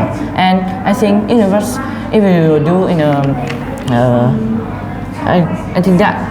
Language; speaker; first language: English; non-native, learner; Vietnamese